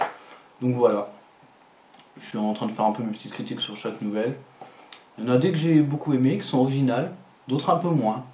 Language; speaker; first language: French; native; French